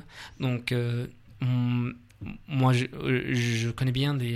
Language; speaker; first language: French; non-native, learner; English